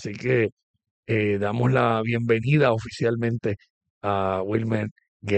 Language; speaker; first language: Spanish; native; Spanish